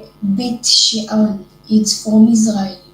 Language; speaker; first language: English; non-native, learner; Hebrew